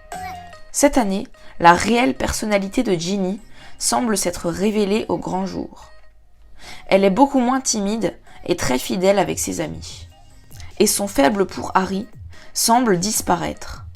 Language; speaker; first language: French; native; French